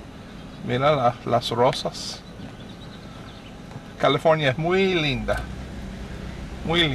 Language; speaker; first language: Spanish; non-native, learner; English